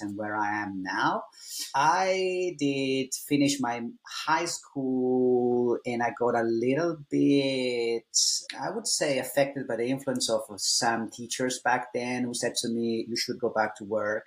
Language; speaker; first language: English; non-native, fluent; Italian